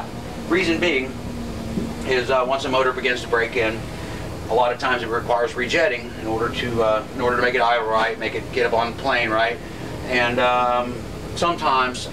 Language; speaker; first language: English; native; English